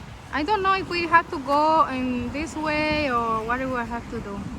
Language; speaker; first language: English; non-native, fluent; Spanish